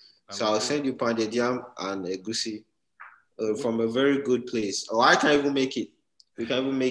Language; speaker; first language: English; non-native, local second language; Yoruba